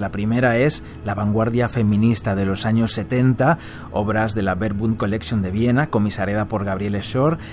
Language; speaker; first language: Spanish; native; Spanish